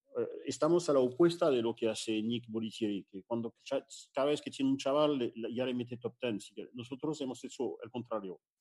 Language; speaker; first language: Spanish; non-native, fluent; French